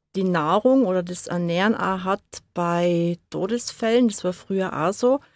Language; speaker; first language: German; native; German